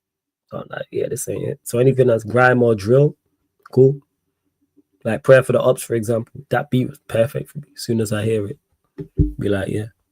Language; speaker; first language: English; native; English